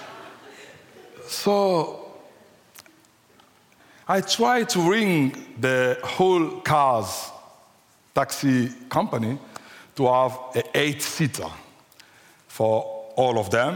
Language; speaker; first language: English; non-native, fluent; French